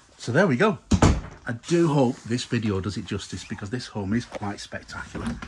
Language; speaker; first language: English; native; English